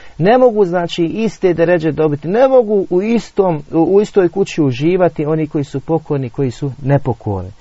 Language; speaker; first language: Bosnian; native; Bosnian